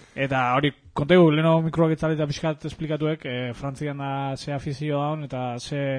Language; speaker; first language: Basque; native; Basque